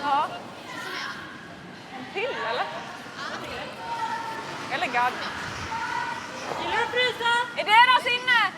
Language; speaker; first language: Swedish; native; Swedish